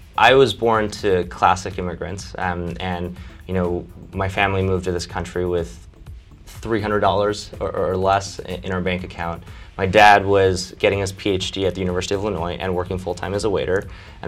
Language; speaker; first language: English; early bilingual, other home language; Chinese